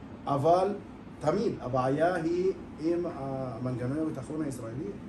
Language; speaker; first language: Hebrew; non-native, local second language; Arabic